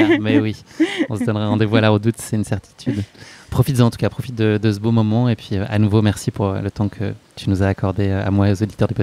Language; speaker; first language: French; native; French